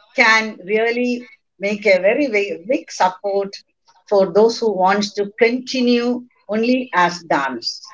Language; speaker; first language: English; non-native, local second language; Malayalam